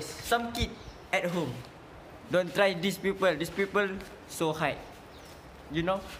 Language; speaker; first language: English; non-native, learner; Malay